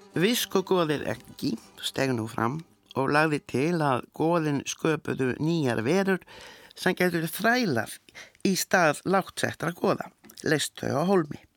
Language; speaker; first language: Icelandic; native; Icelandic